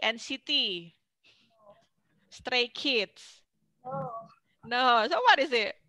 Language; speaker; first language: English; non-native, fluent; Indonesian